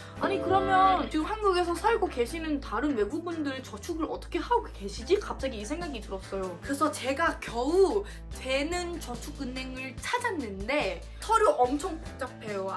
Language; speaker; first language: Korean; non-native, fluent; Thai